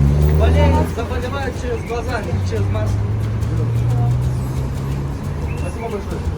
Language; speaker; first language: Russian; non-native, local second language; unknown